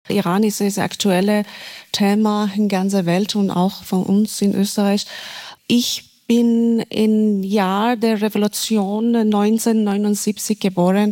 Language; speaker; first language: German; non-native, fluent; Persian